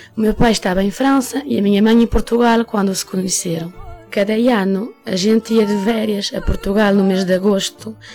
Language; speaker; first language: Portuguese; early bilingual, heritage; Portuguese